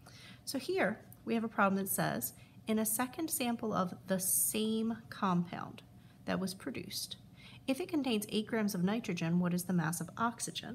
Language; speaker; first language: English; native; English